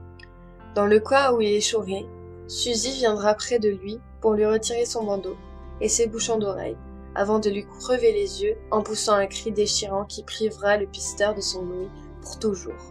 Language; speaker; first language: French; native; French